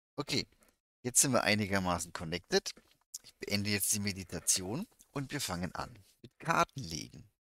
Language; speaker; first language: German; native; German